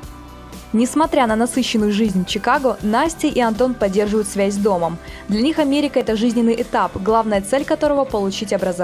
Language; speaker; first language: Russian; native; Russian